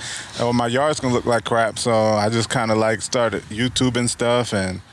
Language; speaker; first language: English; native; English